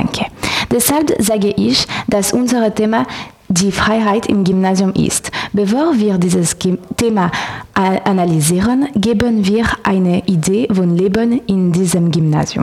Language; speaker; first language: German; non-native, learner; French